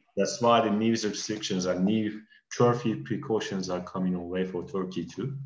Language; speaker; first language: English; non-native, fluent; Turkish